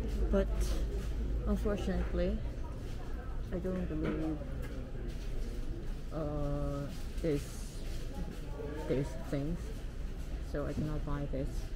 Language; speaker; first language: English; non-native, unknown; Korean